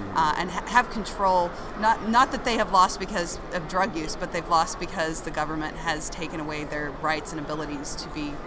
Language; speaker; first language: English; native; English